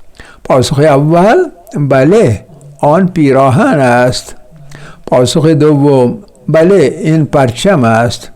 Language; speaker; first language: Persian; non-native, fluent; Urdu